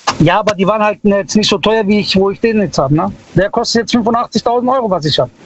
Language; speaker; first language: German; early bilingual, other home language; Italian